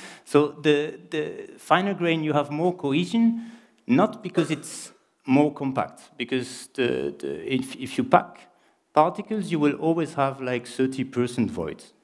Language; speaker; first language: English; non-native, fluent; French